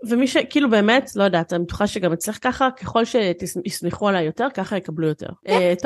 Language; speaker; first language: Hebrew; native; Hebrew